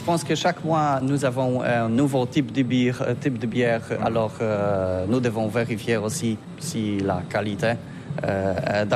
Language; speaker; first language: French; non-native, learner; Polish